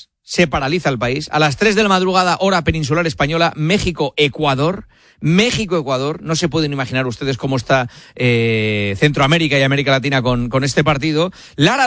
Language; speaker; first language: Spanish; native; Spanish